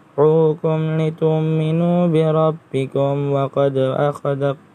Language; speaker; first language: Arabic; non-native, learner; Indonesian